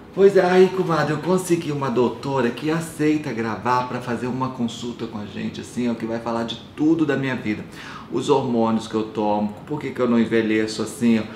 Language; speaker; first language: Portuguese; native; Portuguese